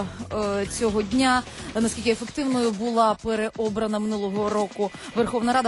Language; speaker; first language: Ukrainian; native; Ukrainian